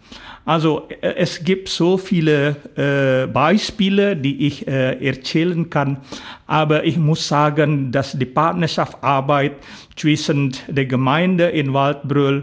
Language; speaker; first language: German; non-native, fluent; Indonesian